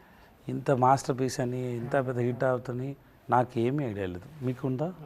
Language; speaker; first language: Telugu; non-native, learner; Tamil